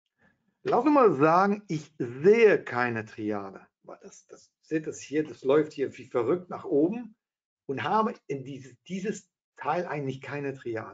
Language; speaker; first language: German; non-native, fluent; Dutch